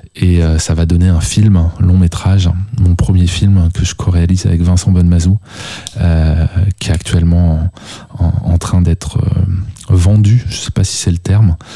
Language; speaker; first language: French; native; French